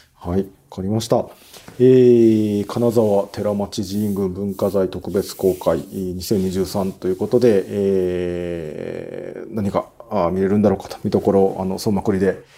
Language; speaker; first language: Japanese; native; Japanese